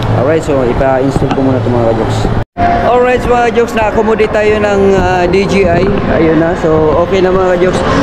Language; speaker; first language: Filipino; non-native, local second language; Cebuano